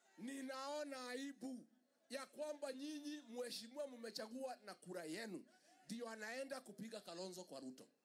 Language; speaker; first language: Swahili; non-native, local second language; Kikuyu